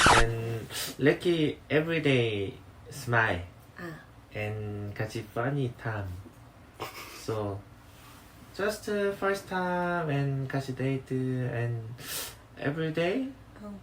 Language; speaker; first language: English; non-native, learner; Korean